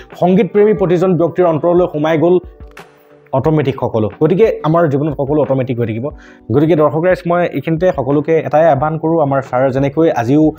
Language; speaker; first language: Assamese; native; Assamese